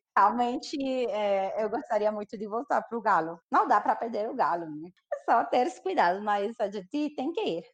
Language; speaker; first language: Portuguese; non-native, fluent; Spanish